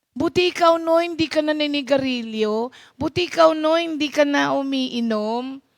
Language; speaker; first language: Filipino; non-native, local second language; Pampanga